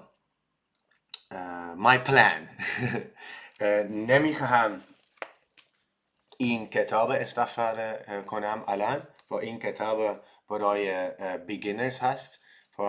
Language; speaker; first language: Persian; non-native, learner; Dutch